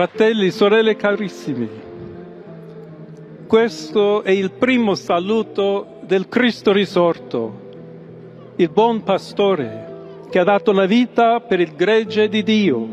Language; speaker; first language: Italian; non-native, fluent; English